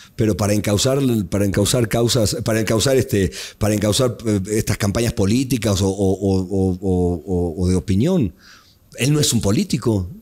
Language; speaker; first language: Spanish; native; Spanish